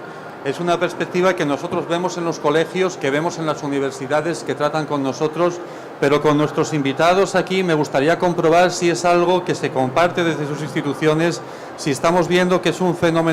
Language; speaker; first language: Spanish; native; Spanish